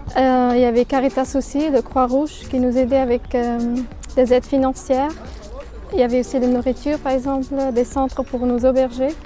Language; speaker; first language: French; non-native, fluent; Persian